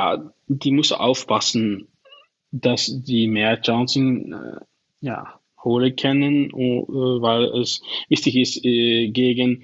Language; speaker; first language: German; non-native, learner; Dutch